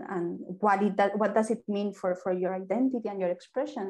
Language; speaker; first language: English; non-native, fluent; Spanish